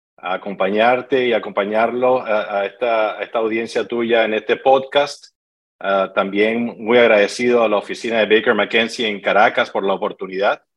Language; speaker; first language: Spanish; native; Spanish